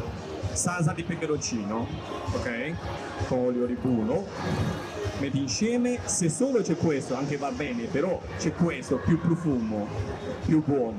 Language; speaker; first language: Italian; non-native, learner; Chinese